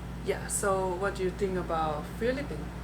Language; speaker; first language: English; non-native, fluent; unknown